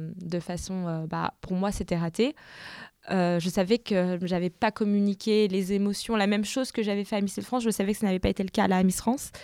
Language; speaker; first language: French; native; French